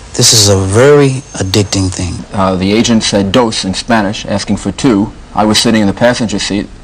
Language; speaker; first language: English; native; English